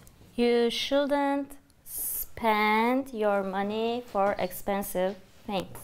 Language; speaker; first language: English; non-native, fluent; Turkish